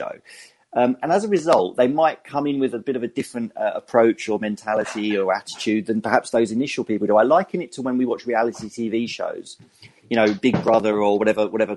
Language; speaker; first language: English; native; English